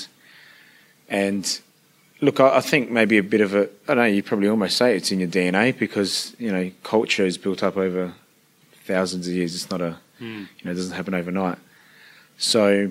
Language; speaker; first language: English; early bilingual, other home language; Italian